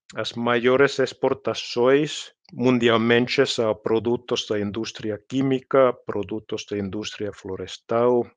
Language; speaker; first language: Portuguese; non-native, fluent; Finnish